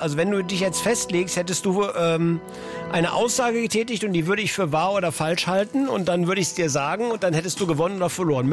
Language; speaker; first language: German; native; German